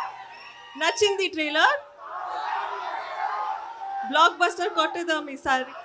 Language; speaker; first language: Telugu; non-native, learner; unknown